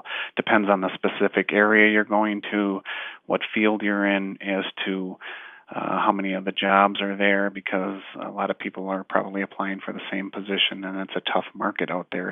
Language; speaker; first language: English; native; English